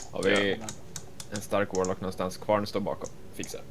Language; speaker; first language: Swedish; native; Swedish